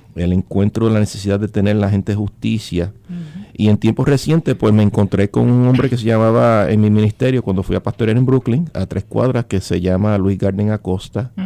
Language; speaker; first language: Spanish; early bilingual, heritage; Spanish